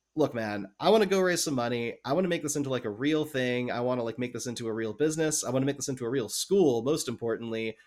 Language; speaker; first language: English; native; English